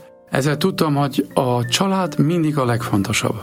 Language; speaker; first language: Hungarian; non-native, fluent; German